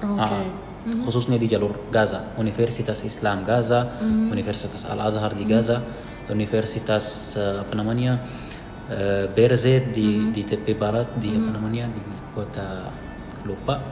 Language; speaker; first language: Indonesian; non-native, fluent; Arabic